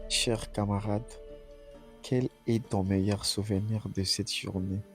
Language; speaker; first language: French; non-native, local second language; Swahili